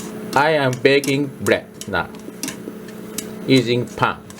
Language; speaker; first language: English; non-native, learner; Japanese